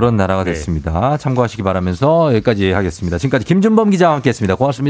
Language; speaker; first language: Korean; native; Korean